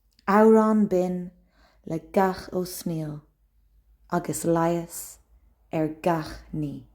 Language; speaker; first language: Irish; non-native, local second language; English